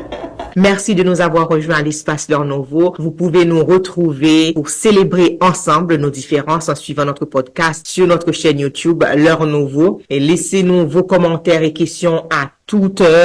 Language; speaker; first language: French; native; French